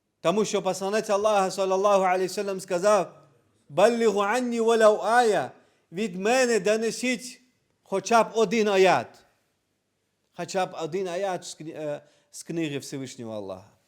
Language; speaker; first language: Ukrainian; non-native, local second language; Crimean Tatar